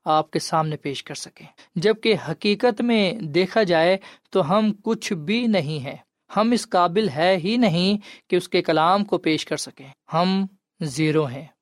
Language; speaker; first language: Urdu; non-native, local second language; Punjabi